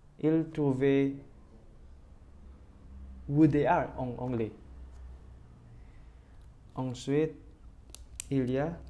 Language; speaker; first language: French; non-native, learner; Indonesian